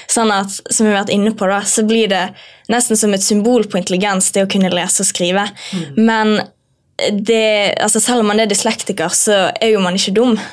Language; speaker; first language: Norwegian; native; Norwegian